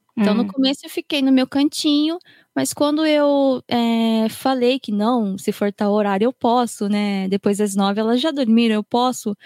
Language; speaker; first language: Portuguese; early bilingual, heritage; Japanese